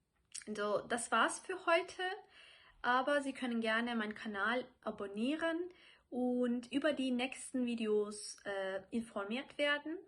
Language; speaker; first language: German; non-native, fluent; Turkish